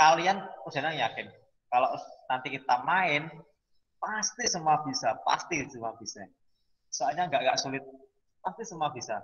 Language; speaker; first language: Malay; non-native, local second language; Javanese